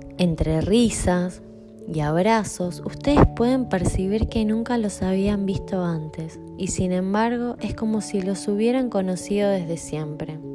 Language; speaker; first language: Spanish; native; Spanish